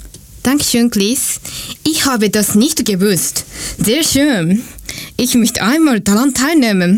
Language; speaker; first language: German; non-native, learner; Japanese